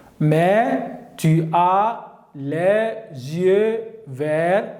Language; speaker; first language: French; non-native, learner; Turkish